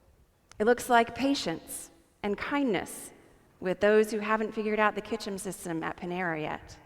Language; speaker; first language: English; native; English